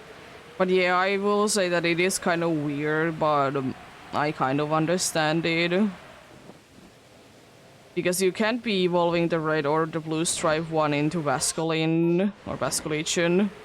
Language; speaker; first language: English; non-native, fluent; Finnish